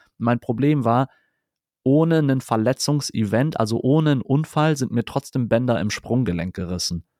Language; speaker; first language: German; native; German